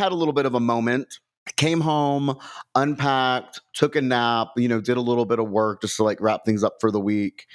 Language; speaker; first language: English; native; English